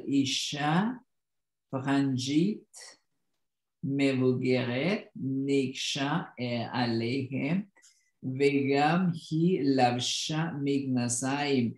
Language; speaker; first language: Hebrew; non-native, learner; Indonesian